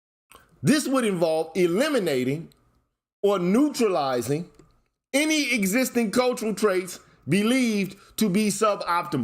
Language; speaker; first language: English; native; English